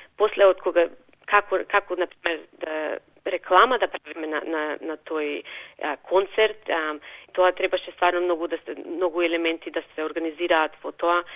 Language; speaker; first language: Macedonian; native; Macedonian